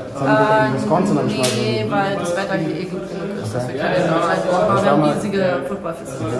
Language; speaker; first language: German; native; German